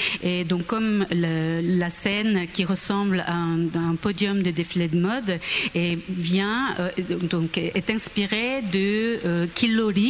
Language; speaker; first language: French; non-native, fluent; Korean